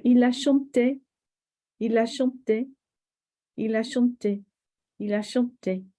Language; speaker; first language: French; non-native, fluent; English